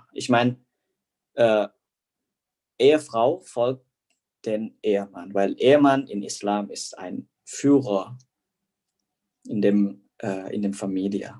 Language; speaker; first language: German; non-native, fluent; Indonesian